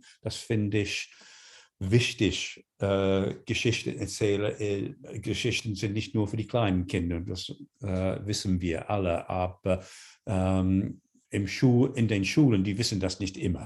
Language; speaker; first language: German; non-native, fluent; English